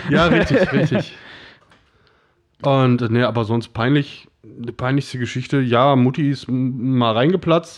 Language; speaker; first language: German; native; German